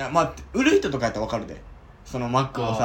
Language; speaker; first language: Japanese; native; Japanese